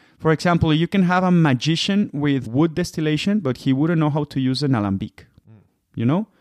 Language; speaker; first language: English; non-native, fluent; Spanish